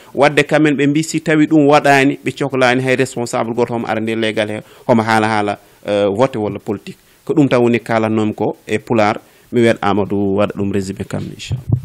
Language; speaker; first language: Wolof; non-native, local second language; Fula